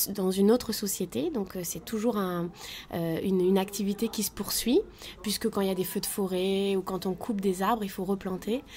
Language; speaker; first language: French; native; French